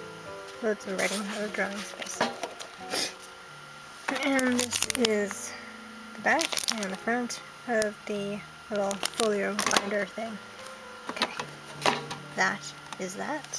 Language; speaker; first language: English; native; English